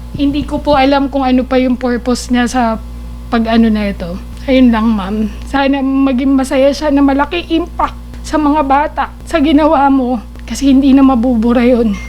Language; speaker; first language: Filipino; native; Filipino